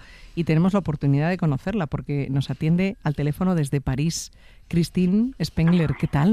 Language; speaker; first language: Spanish; native; Spanish